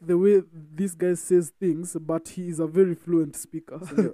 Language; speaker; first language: English; non-native, local second language; Swahili